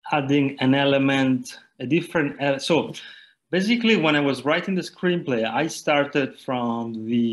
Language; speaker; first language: English; non-native, fluent; Italian